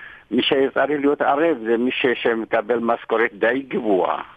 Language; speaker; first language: Hebrew; non-native, fluent; Amharic